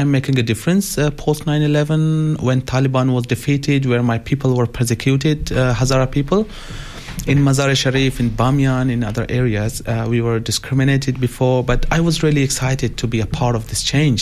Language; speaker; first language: English; non-native, local second language; Hazaragi